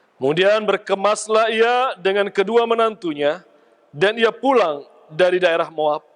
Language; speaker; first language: Indonesian; native; Indonesian